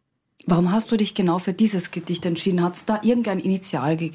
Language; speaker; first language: German; native; German